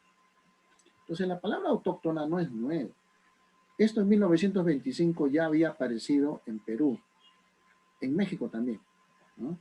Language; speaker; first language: Spanish; native; Spanish